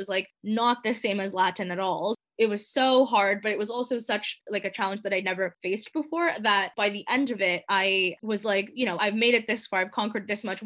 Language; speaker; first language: English; native; English